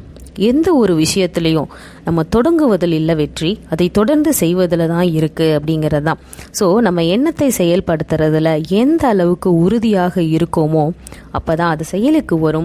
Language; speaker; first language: Tamil; native; Tamil